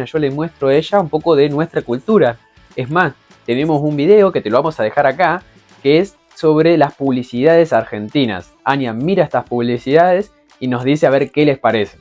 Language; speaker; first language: Spanish; native; Spanish